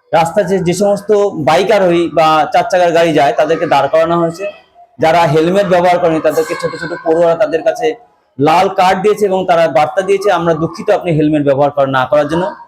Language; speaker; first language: Bangla; native; Bangla